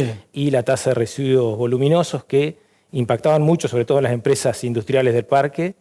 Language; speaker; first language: Spanish; native; Spanish